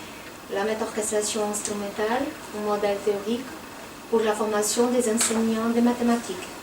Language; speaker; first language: French; non-native, fluent; Portuguese